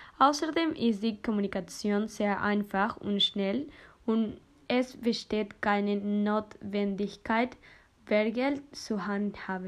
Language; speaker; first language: German; non-native, learner; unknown